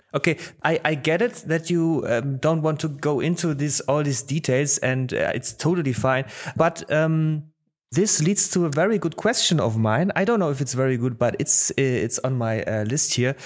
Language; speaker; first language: English; non-native, fluent; Polish